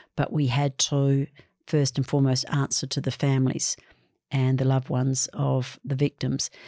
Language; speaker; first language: English; native; English